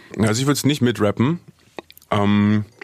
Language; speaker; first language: German; native; German